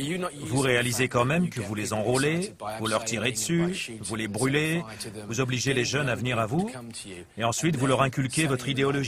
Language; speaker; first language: French; native; French